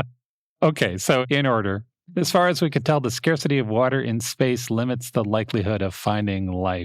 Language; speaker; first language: English; native; English